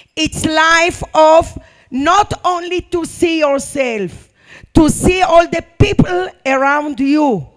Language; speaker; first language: English; non-native, learner; Arabic